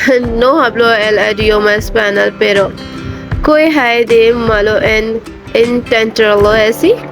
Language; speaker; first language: Spanish; non-native, learner; Urdu